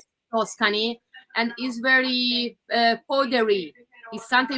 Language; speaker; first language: English; non-native, learner; Italian